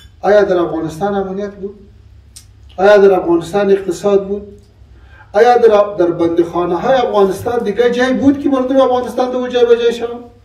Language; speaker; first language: Persian; non-native, local second language; Pashto